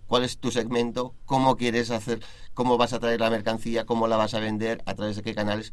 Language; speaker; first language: Spanish; native; Spanish